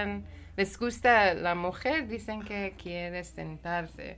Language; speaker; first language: Spanish; non-native, learner; Persian